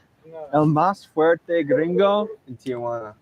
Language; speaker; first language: Spanish; non-native, learner; English